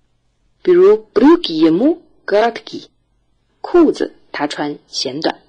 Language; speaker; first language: Russian; non-native, fluent; Chinese